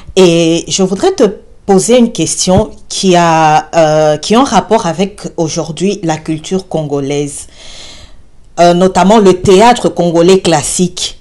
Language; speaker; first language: French; non-native, local second language; Lingala